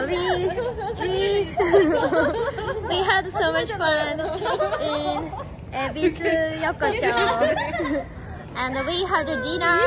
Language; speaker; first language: English; non-native, learner; Japanese